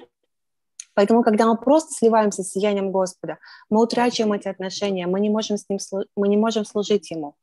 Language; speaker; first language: Russian; native; Russian